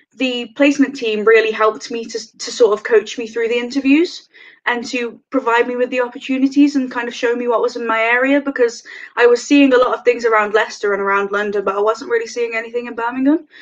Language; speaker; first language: English; native; English